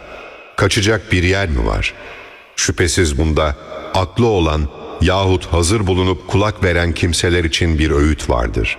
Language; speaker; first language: Turkish; native; Turkish